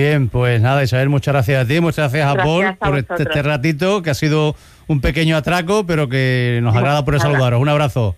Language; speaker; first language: Spanish; native; Spanish